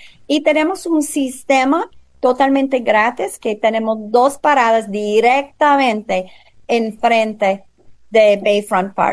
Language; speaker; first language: Spanish; non-native, fluent; English